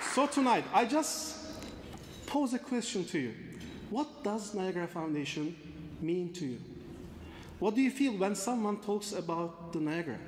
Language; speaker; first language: English; non-native, fluent; Turkish